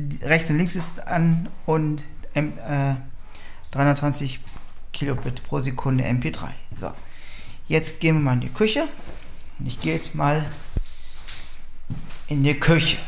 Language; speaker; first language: German; native; German